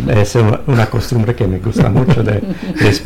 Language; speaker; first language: Spanish; non-native, fluent; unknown